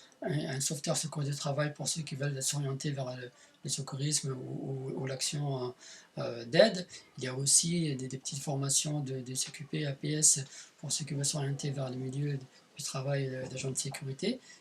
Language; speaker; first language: French; native; French